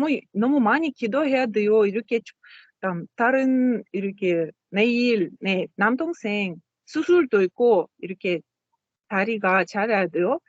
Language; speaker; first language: Korean; non-native, learner; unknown